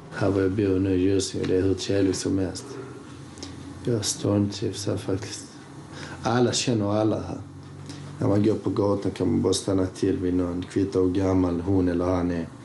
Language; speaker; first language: Swedish; early bilingual, other home language; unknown